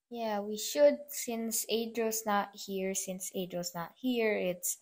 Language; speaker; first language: English; non-native, local second language; Filipino